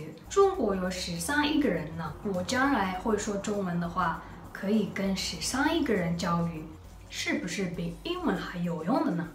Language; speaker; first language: Chinese; non-native, fluent; Japanese